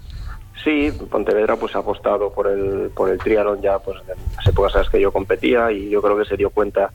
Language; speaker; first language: Spanish; native; Spanish